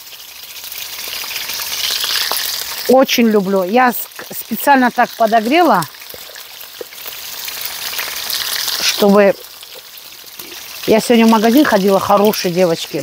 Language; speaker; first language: Russian; native; Russian